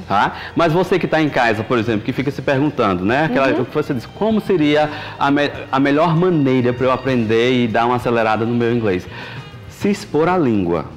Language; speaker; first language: Portuguese; native; Portuguese